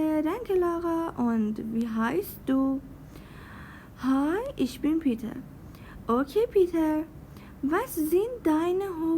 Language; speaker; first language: German; non-native, fluent; Persian